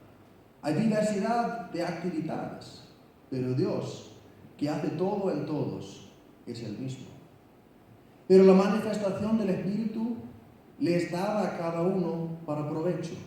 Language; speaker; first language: Spanish; non-native, fluent; Icelandic